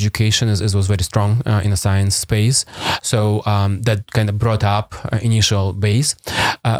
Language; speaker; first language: English; non-native, fluent; Russian